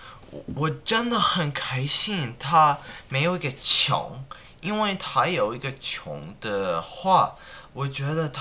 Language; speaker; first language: Chinese; non-native, learner; English